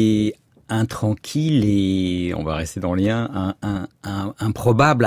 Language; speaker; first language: French; native; French